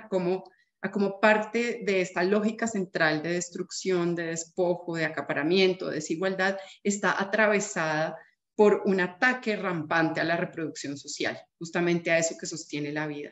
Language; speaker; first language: Spanish; native; Spanish